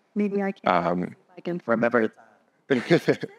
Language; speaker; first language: English; native; English